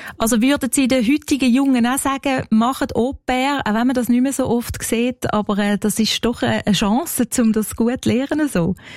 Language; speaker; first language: German; native; German